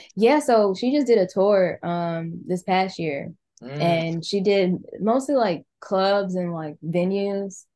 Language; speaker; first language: English; native; English